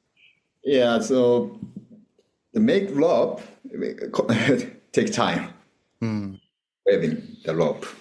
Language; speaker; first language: English; non-native, learner; Japanese